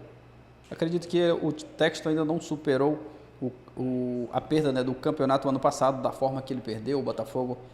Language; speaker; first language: Portuguese; native; Portuguese